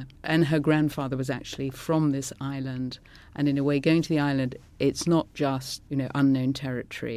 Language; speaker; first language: English; non-native, local second language; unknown